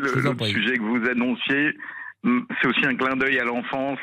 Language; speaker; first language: French; native; French